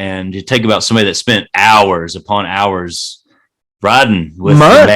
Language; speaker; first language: English; native; English